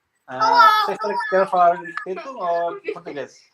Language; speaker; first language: Portuguese; non-native, local second language; Tetum